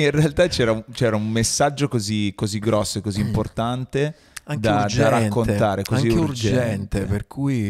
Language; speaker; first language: Italian; native; Italian